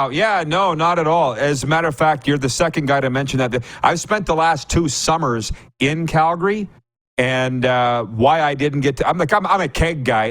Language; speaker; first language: English; native; English